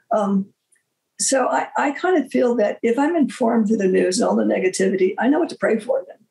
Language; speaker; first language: English; native; English